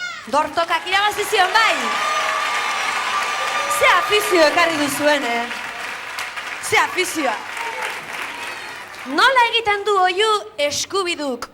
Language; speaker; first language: Basque; native; Basque